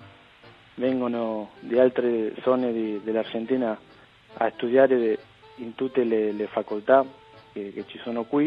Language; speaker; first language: Italian; early bilingual, heritage; Spanish